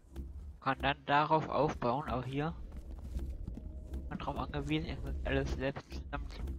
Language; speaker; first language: German; native; German